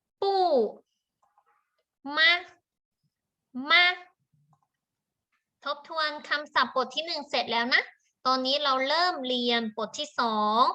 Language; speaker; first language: Thai; native; Thai